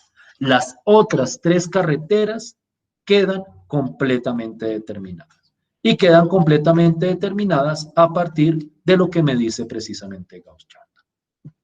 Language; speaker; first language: Spanish; native; Spanish